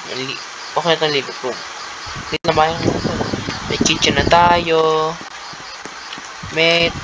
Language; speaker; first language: Filipino; native; Filipino